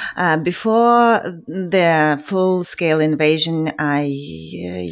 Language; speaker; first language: English; non-native, fluent; Ukrainian